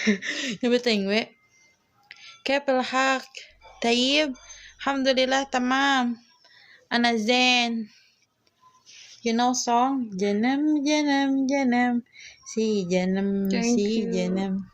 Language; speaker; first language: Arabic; non-native, learner; Indonesian